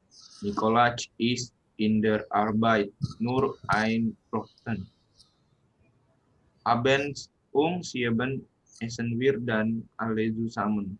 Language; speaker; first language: German; non-native, learner; Indonesian